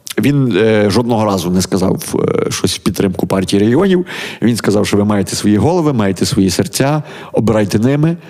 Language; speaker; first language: Ukrainian; native; Ukrainian